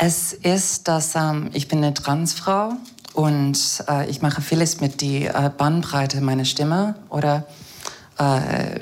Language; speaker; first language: German; non-native, fluent; English